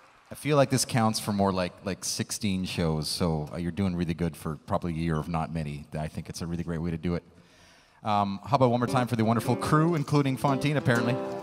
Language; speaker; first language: English; native; English